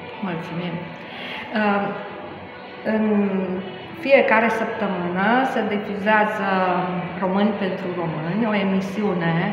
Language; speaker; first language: Romanian; native; Romanian